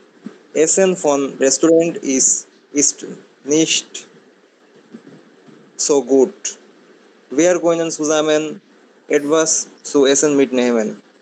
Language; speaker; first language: German; non-native, learner; Bangla